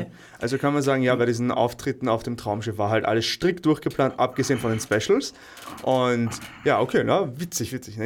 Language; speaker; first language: German; native; German